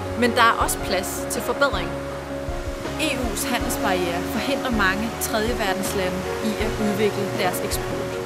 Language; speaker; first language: Danish; early bilingual, other home language; Persian